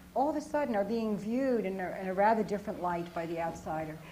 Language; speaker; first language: English; native; English